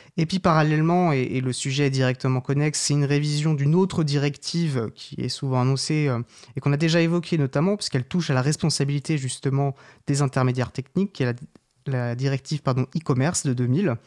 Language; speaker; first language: French; native; French